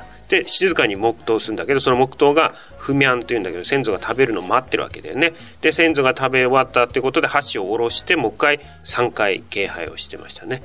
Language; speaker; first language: Japanese; native; Japanese